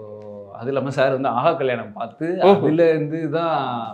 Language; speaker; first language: Tamil; native; Tamil